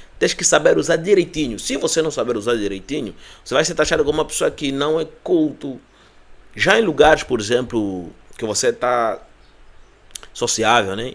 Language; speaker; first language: Portuguese; native; Portuguese